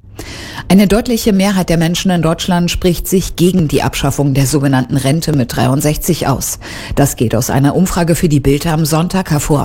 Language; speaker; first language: German; native; German